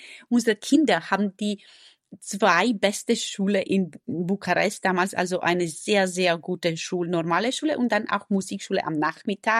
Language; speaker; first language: German; non-native, fluent; Romanian